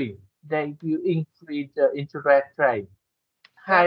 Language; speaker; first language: English; non-native, learner; Vietnamese